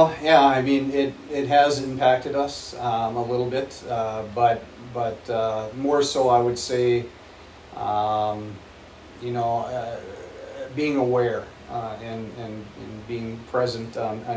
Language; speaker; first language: English; native; English